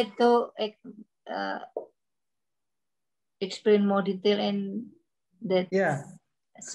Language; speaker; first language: English; non-native, learner; Indonesian